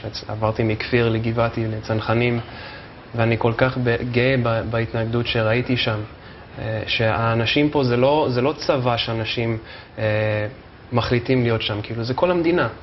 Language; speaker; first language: Hebrew; non-native, fluent; English